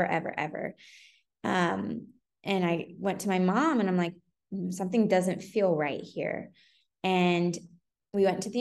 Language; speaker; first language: English; native; English